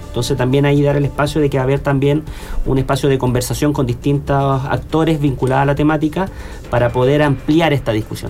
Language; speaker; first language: Spanish; native; Spanish